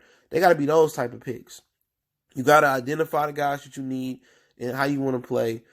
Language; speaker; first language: English; native; English